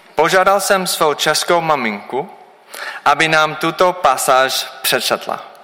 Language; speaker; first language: Czech; non-native, learner; English